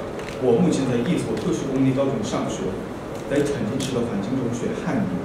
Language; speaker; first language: Chinese; non-native, fluent; Korean